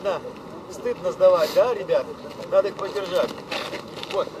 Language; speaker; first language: Russian; native; Russian